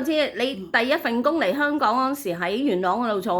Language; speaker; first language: Cantonese; native; Cantonese